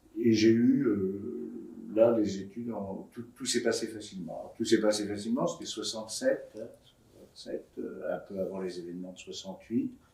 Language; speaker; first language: French; native; French